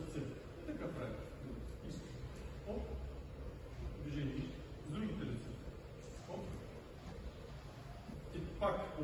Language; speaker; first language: Bulgarian; non-native, learner; Russian